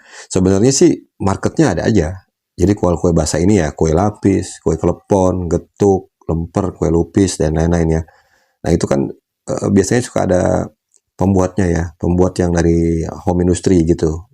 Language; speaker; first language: Indonesian; native; Indonesian